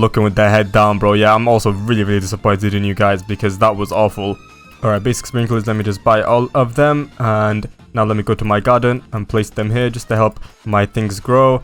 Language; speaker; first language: English; native; English